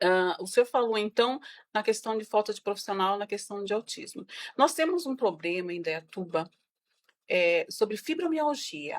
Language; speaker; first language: Portuguese; native; Portuguese